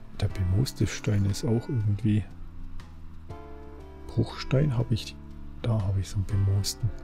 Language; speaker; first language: German; native; German